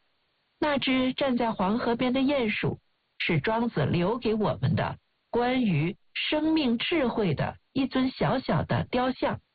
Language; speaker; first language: Chinese; native; Chinese